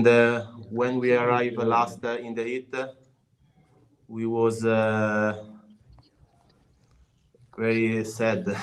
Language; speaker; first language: English; non-native, learner; Italian